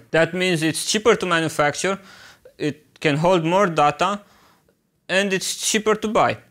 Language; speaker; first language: English; non-native, fluent; Romanian